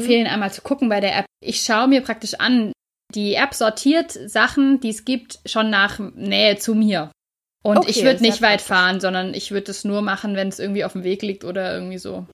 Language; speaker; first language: German; native; German